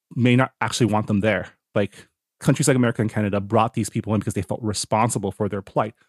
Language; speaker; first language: English; native; English